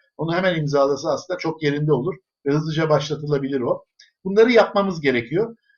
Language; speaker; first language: Turkish; early bilingual, other home language; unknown